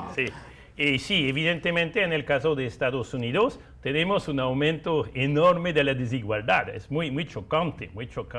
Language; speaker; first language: Spanish; non-native, fluent; French